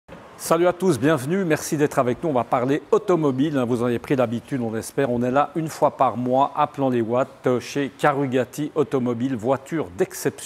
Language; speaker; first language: French; native; French